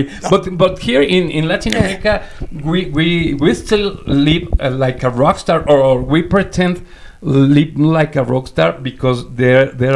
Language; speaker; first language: English; non-native, learner; Spanish